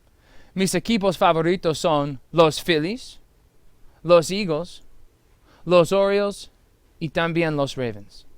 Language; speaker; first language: Spanish; non-native, fluent; English